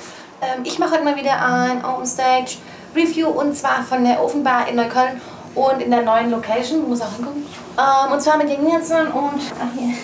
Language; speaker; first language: German; native; German